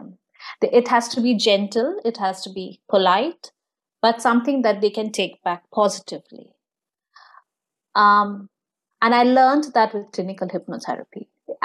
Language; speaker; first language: English; non-native, local second language; Bangla